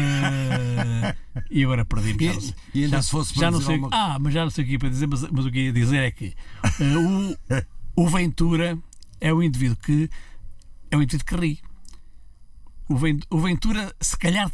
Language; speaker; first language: Portuguese; native; Portuguese